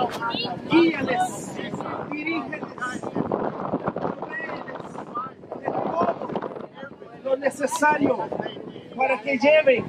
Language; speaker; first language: Spanish; native; Spanish